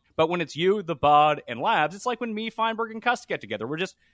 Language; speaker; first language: English; native; English